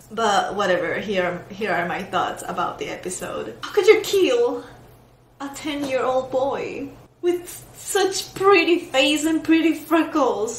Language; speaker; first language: English; non-native, fluent; Spanish